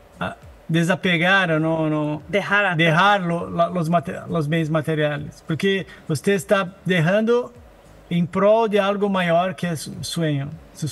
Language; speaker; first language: Spanish; non-native, learner; Portuguese